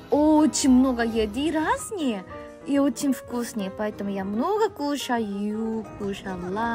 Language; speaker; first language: Russian; non-native, learner; Korean